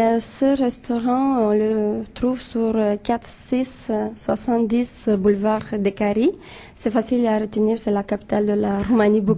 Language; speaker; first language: French; non-native, fluent; Romanian